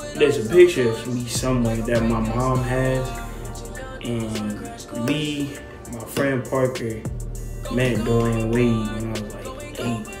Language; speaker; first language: English; native; English